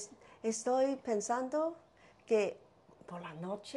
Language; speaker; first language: Spanish; non-native, learner; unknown